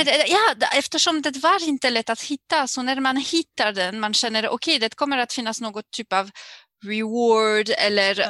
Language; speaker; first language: Swedish; non-native, learner; French